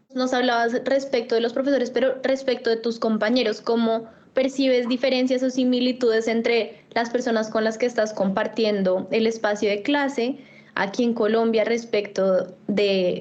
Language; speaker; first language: Spanish; native; Spanish